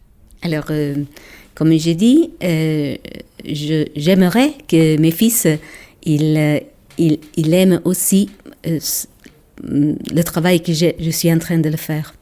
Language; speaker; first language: French; non-native, local second language; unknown